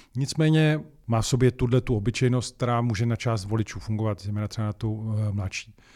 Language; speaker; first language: Czech; native; Czech